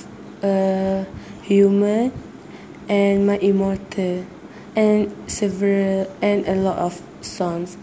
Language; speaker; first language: English; non-native, learner; Malay